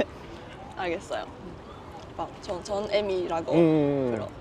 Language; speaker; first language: Korean; non-native, learner; Japanese